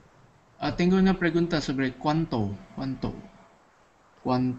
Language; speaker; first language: Spanish; non-native, learner; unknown